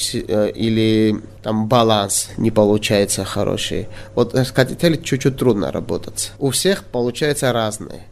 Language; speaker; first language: Russian; non-native, local second language; Georgian